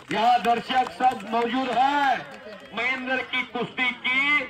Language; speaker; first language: Hindi; non-native, local second language; Marathi